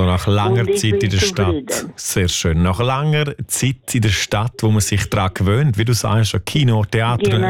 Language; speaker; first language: German; native; German